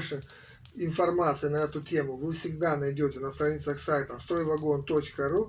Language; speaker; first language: Russian; native; Russian